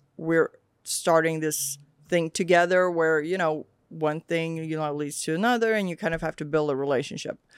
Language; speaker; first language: English; early bilingual, other home language; Swedish